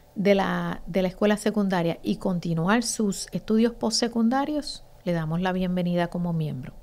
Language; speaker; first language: Spanish; native; Spanish